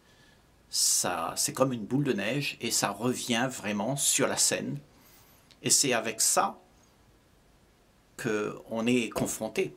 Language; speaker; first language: French; native; French